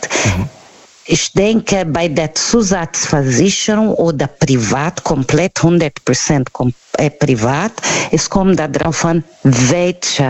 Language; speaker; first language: German; non-native, learner; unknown